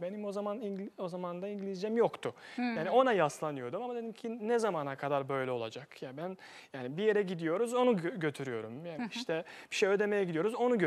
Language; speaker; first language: Turkish; non-native, fluent; Bosnian